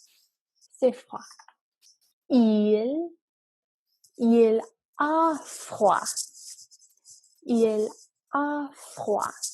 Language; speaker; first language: French; non-native, fluent; English